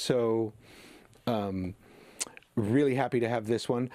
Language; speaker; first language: English; native; English